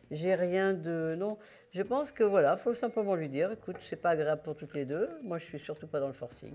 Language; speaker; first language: French; native; French